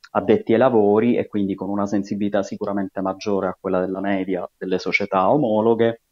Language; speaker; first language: Italian; native; Italian